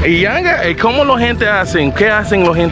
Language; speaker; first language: Spanish; non-native, learner; English